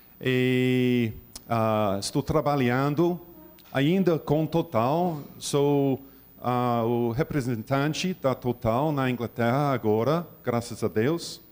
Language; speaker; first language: Portuguese; non-native, learner; English